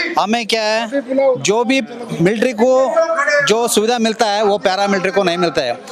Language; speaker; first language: Hindi; non-native, local second language; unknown